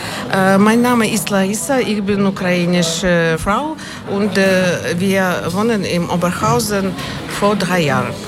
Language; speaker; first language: German; non-native, learner; Ukrainian